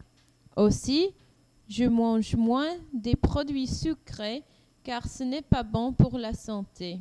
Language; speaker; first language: French; non-native, learner; English